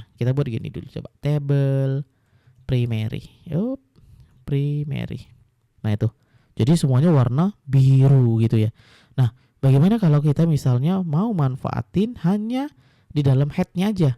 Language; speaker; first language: Indonesian; native; Indonesian